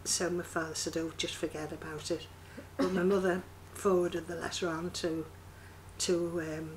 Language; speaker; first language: English; native; English